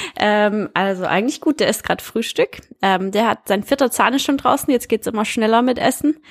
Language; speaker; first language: German; early bilingual, heritage; German